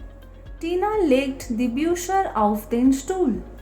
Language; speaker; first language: German; non-native, fluent; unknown